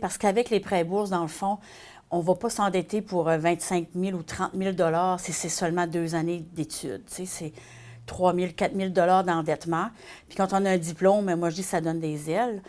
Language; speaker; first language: French; native; French